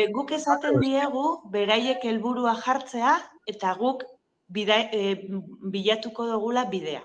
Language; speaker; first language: Basque; native; Basque